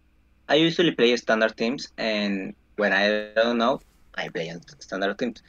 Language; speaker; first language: English; non-native, fluent; Spanish